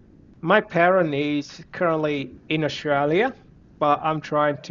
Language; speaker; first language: English; non-native, fluent; Vietnamese